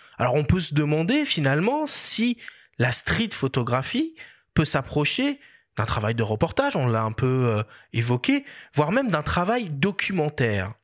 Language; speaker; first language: French; native; French